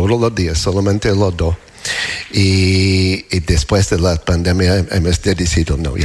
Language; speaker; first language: Spanish; non-native, learner; English